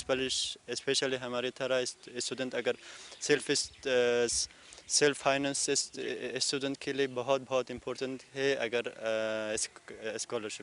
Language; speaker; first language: Hindi; non-native, learner; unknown